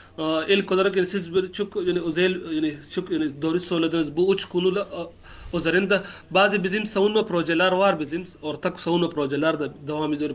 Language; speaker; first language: Turkish; non-native, learner; Urdu